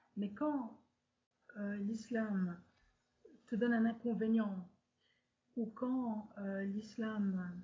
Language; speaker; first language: French; native; French